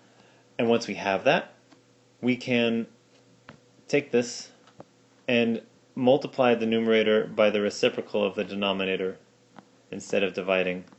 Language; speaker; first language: English; native; English